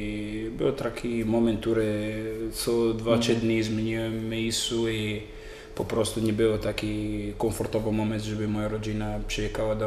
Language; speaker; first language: Polish; non-native, learner; Italian